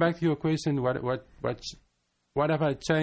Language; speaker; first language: English; non-native, local second language; Afrikaans